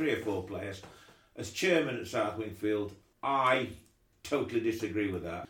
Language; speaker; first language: English; native; English